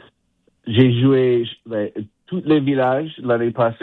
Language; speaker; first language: French; non-native, local second language; English